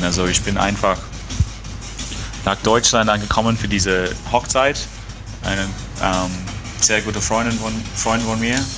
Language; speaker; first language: German; non-native, fluent; English